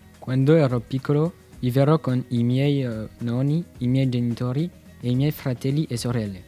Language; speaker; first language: Italian; non-native, learner; French